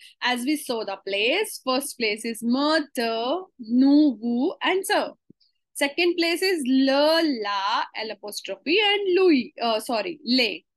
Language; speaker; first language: English; non-native, local second language; Hindi